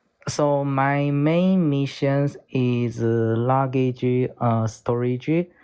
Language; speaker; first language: English; non-native, learner; Korean